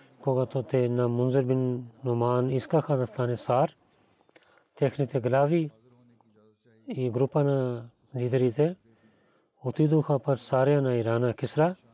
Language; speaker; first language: Bulgarian; non-native, learner; Urdu